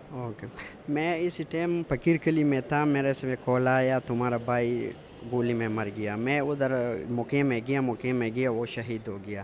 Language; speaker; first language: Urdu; non-native, local second language; Pashto